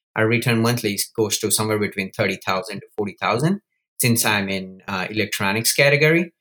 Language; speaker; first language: English; non-native, local second language; Gujarati